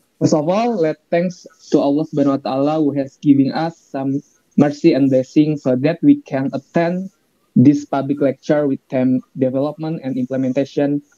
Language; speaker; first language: English; non-native, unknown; Indonesian